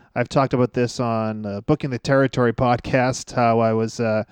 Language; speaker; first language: English; native; English